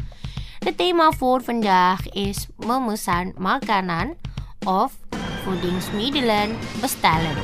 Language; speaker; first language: Dutch; non-native, fluent; Indonesian